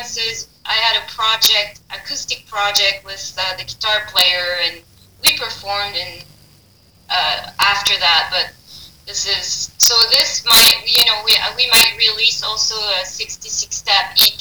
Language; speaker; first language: English; non-native, fluent; French